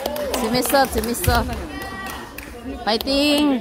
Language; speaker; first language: Korean; non-native, fluent; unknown